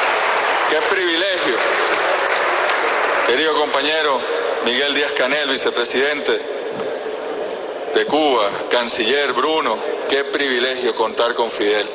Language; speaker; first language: Spanish; native; Spanish